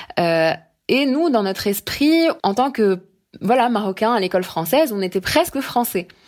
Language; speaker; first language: French; non-native, local second language; Arabic